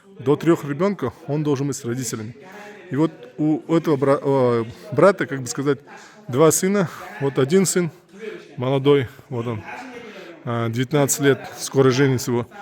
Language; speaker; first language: Russian; non-native, local second language; Uzbek